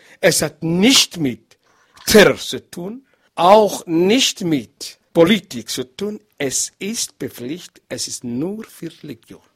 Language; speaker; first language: German; non-native, learner; Arabic